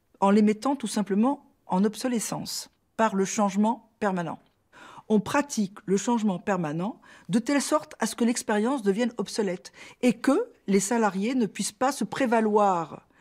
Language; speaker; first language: French; native; French